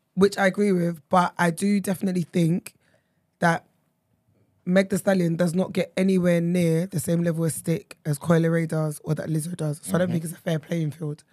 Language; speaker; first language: English; early bilingual, other home language; Akan